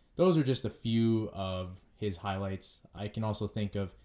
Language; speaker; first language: English; native; English